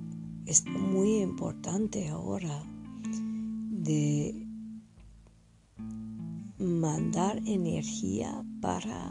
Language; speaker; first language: Spanish; non-native, fluent; French